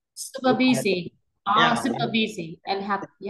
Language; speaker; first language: English; non-native, learner; Vietnamese